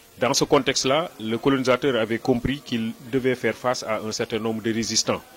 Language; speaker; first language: French; non-native, local second language; Wolof